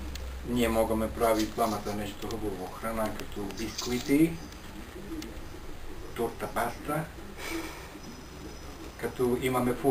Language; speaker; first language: Bulgarian; non-native, learner; Finnish